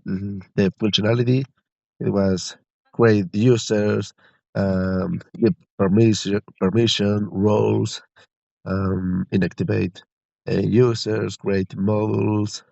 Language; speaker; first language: English; non-native, learner; Spanish